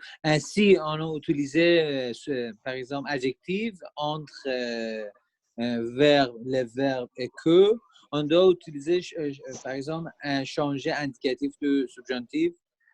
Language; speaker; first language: French; non-native, learner; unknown